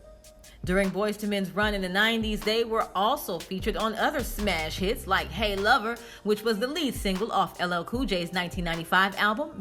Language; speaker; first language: English; native; English